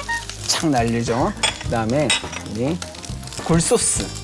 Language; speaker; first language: Korean; native; Korean